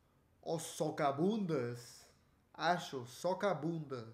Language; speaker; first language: Portuguese; non-native, fluent; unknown